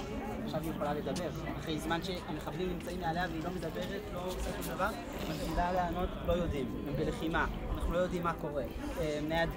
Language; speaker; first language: Hebrew; native; Hebrew